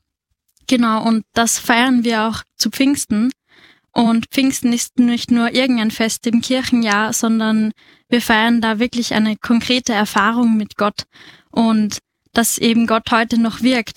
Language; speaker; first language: German; native; German